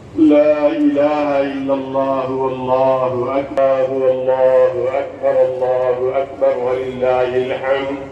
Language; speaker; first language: Arabic; non-native, fluent; Urdu